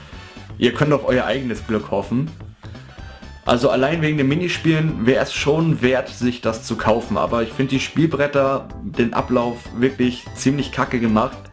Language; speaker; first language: German; native; German